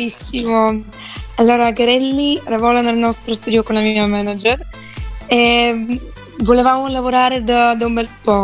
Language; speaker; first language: Italian; non-native, fluent; Bulgarian